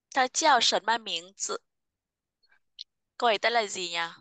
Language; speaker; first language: Chinese; non-native, fluent; Vietnamese